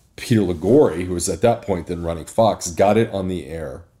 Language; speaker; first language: English; native; English